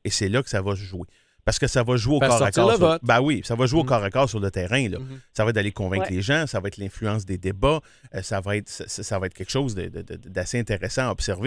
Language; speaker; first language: French; native; French